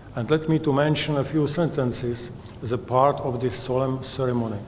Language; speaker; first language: English; non-native, fluent; Czech